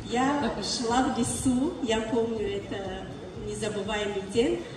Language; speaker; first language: Russian; non-native, learner; Tajik